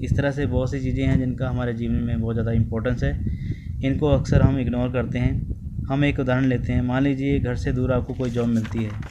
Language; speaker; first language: Hindi; native; Hindi